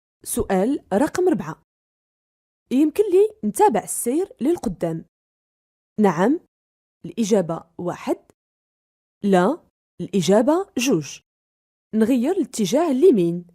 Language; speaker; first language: Arabic; native; Arabic